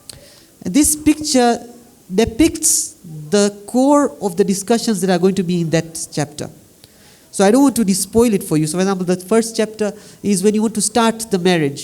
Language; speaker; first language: English; non-native, fluent; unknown